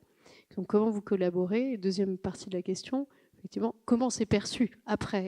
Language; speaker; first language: French; native; French